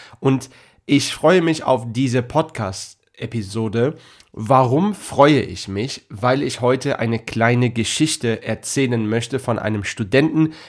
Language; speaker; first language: German; native; German